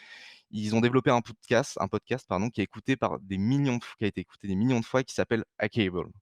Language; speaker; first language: French; native; French